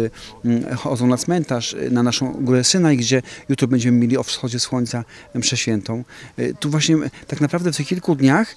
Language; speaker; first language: Polish; native; Polish